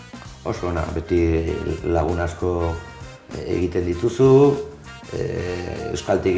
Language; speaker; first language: Basque; non-native, local second language; Spanish